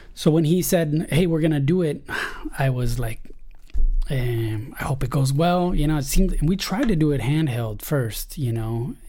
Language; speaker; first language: English; early bilingual, other home language; Spanish